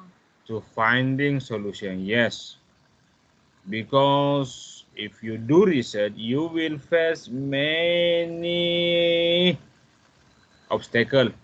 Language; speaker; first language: English; non-native, fluent; Malay